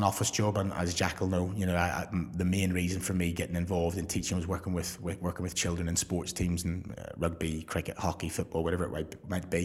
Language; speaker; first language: English; native; English